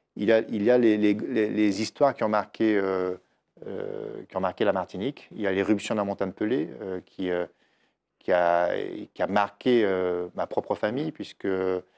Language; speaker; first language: French; native; French